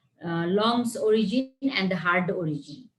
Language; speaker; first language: English; non-native, local second language; Nepali